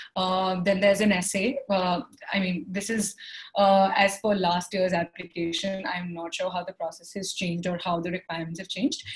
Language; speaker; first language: English; non-native, local second language; Hindi